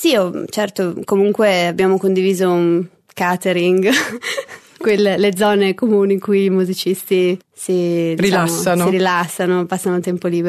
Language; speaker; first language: Italian; native; Italian